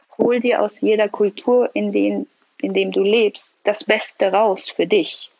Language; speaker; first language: German; early bilingual, other home language; Persian